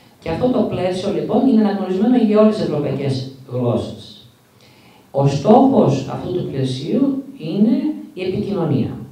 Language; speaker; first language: Greek; early bilingual, heritage; Greek